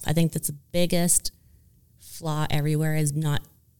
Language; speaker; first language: English; native; English